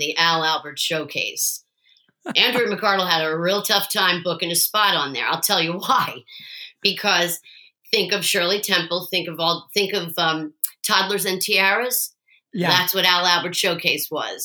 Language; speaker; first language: English; native; English